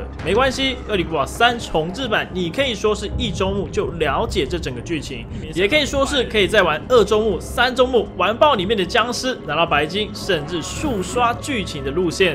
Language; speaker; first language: Chinese; native; Chinese